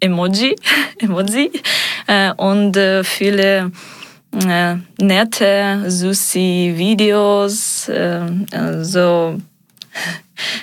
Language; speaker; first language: German; non-native, fluent; Ukrainian